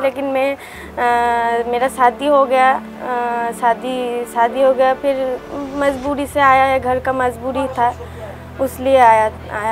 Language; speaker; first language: Hindi; non-native, local second language; Bangla